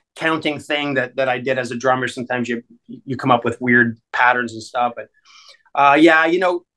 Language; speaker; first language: English; native; English